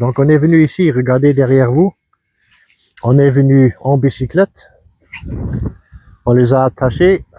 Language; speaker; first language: French; non-native, fluent; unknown